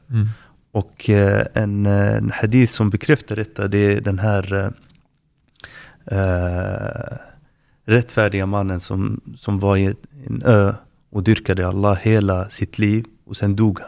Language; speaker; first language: Swedish; non-native, fluent; Arabic